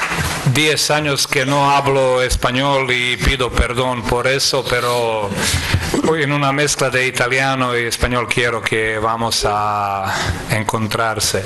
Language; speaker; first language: Spanish; non-native, fluent; Croatian